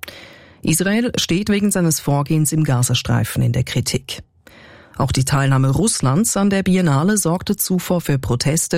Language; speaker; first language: German; native; German